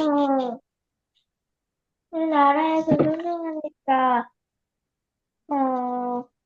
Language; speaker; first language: Korean; early bilingual, heritage; Korean